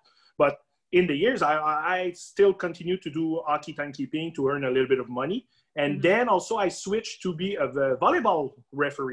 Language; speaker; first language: English; native; English